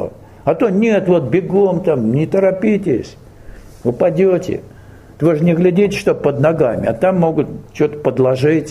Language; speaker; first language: Russian; native; Russian